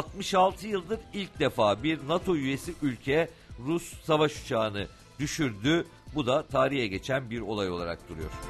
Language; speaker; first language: Turkish; native; Turkish